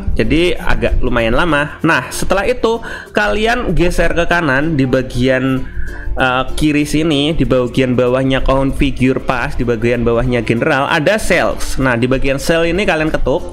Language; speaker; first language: Indonesian; native; Indonesian